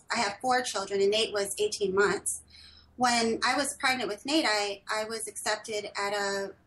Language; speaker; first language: English; native; English